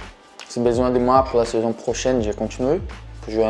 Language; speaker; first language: French; non-native, learner; Portuguese